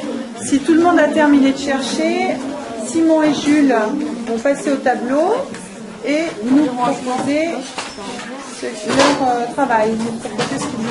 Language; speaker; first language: French; native; French